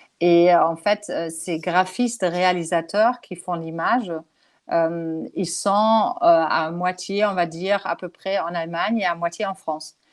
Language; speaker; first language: French; non-native, fluent; German